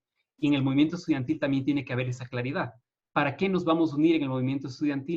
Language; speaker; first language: Spanish; native; Spanish